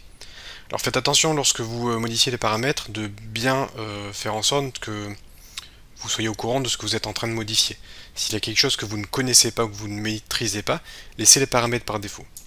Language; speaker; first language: French; native; French